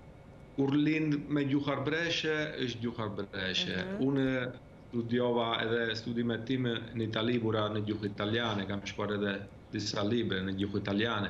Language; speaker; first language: Albanian; early bilingual, heritage; Albanian